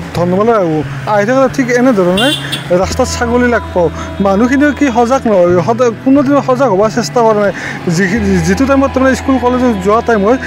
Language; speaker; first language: Assamese; non-native, local second language; Bangla